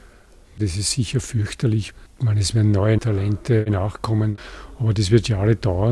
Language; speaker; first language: German; native; German